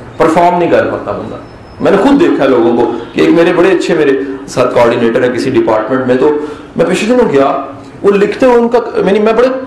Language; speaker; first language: Urdu; non-native, local second language; Punjabi